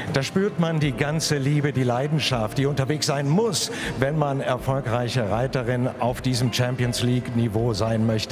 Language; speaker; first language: German; native; German